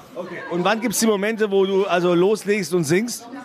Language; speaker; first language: German; native; German